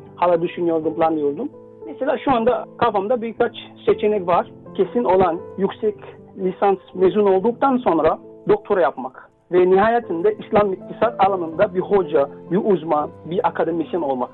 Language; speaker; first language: Turkish; non-native, fluent; Indonesian